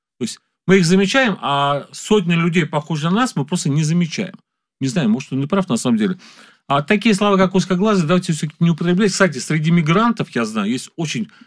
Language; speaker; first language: Russian; native; Russian